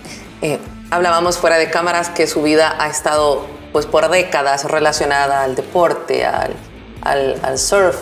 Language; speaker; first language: Spanish; native; Spanish